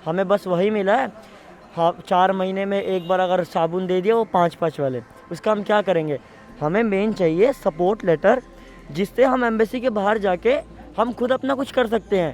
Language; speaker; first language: Hindi; early bilingual, other home language; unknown